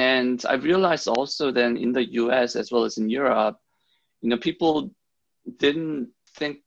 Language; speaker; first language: English; early bilingual, other home language; Korean